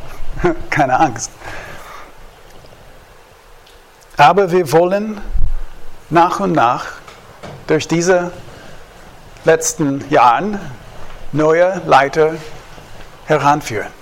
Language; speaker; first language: German; non-native, fluent; English